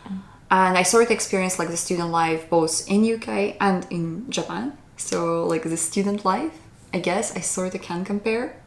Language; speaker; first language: English; non-native, fluent; Russian